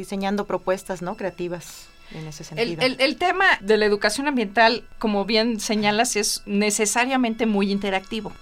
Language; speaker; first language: Spanish; native; Spanish